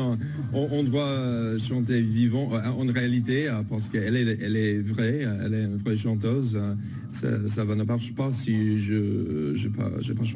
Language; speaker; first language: French; non-native, learner; English